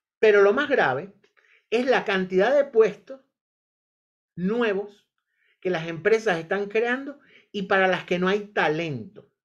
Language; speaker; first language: Spanish; native; Spanish